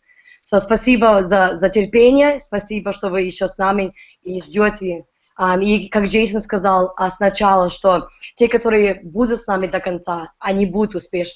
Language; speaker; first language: Russian; early bilingual, heritage; Russian